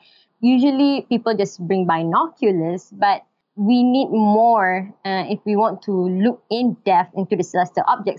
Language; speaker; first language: English; non-native, local second language; Malay